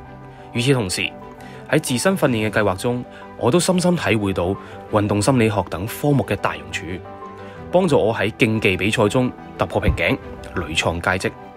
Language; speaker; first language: Cantonese; native; Cantonese